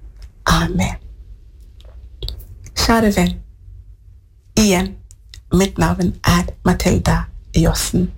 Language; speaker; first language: Norwegian; non-native, fluent; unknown